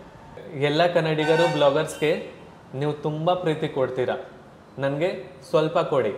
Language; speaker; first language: Kannada; non-native, local second language; Hindi